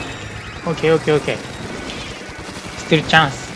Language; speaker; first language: English; non-native, learner; Japanese